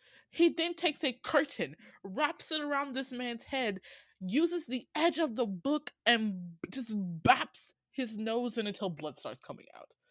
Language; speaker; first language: English; native; English